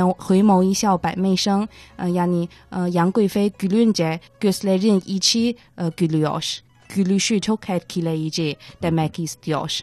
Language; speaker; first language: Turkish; non-native, fluent; Chinese